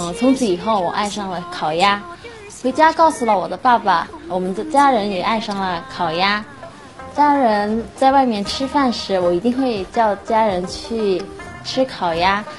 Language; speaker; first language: Chinese; non-native, fluent; Korean